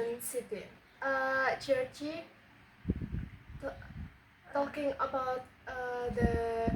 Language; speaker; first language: English; non-native, learner; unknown